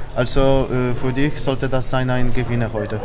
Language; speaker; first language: German; non-native, learner; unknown